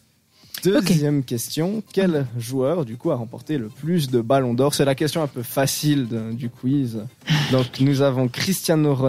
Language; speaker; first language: French; native; French